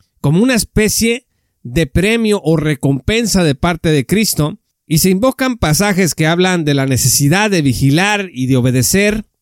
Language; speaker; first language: Spanish; native; Spanish